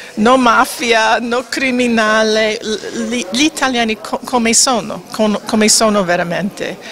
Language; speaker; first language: Italian; non-native, learner; English